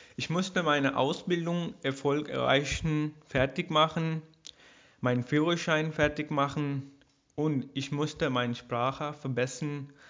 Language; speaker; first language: German; non-native, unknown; Urdu